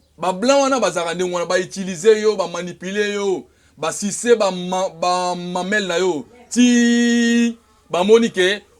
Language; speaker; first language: Lingala; native; Lingala